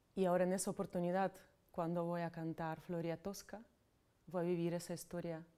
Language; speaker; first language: Spanish; non-native, fluent; Ukrainian